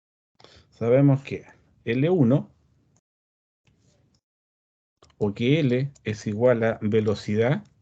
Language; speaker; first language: Spanish; native; Spanish